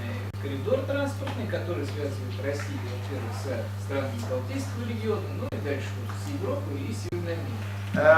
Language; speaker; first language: Russian; native; Russian